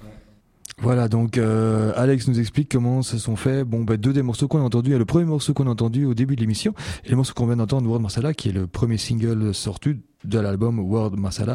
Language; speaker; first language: French; native; French